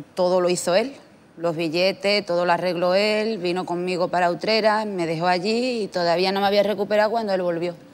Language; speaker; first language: Spanish; native; Spanish